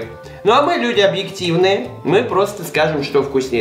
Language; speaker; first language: Russian; native; Russian